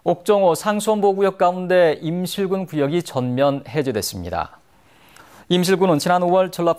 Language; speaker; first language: Korean; native; Korean